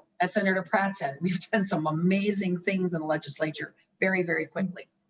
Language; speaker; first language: English; native; English